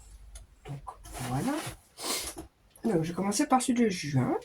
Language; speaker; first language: French; native; French